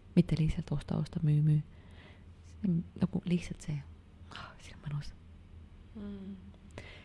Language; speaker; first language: Estonian; native; Estonian